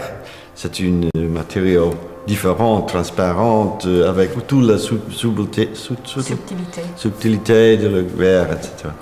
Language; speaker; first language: French; non-native, learner; English